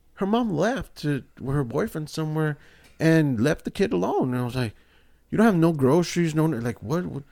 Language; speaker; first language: English; early bilingual, other home language; Spanish